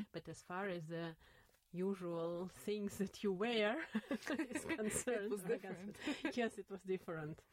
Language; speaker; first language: English; non-native, fluent; Russian